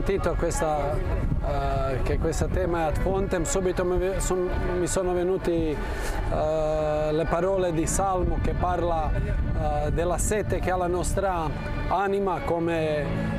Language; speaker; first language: Italian; non-native, fluent; Croatian